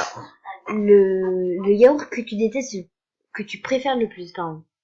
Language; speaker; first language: French; native; French